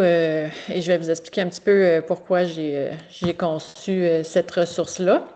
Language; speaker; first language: French; native; French